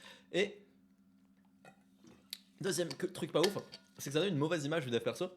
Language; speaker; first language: French; native; French